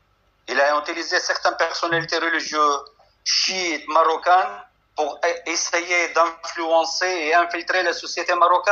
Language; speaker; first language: French; non-native, fluent; Arabic